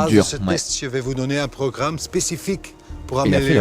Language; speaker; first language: French; non-native, local second language; Dutch